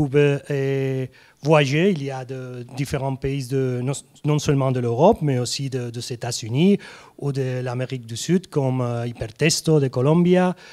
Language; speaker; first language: French; non-native, fluent; Spanish